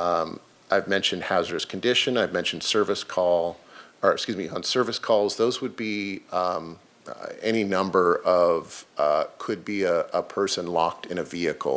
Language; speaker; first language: English; native; English